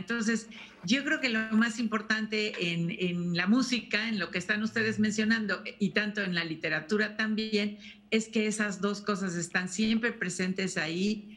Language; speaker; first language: Spanish; native; Spanish